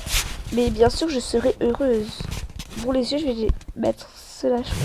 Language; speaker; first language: French; native; French